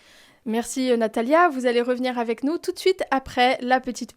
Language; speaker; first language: French; native; French